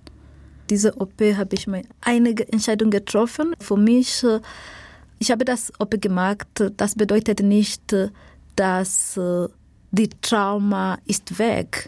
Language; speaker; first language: German; non-native, fluent; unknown